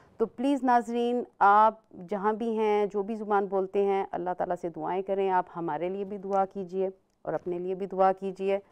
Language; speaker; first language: Urdu; native; Urdu